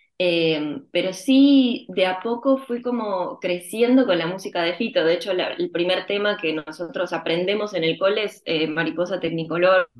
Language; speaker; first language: Spanish; early bilingual, other home language; Ukrainian